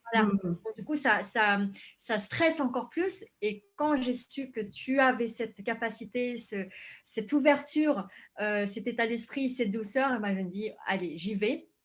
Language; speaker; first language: French; non-native, fluent; Vietnamese